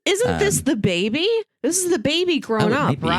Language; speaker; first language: English; native; English